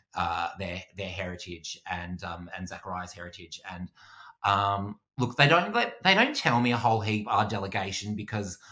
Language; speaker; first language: English; native; English